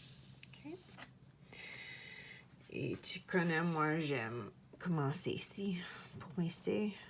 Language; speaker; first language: French; non-native, fluent; English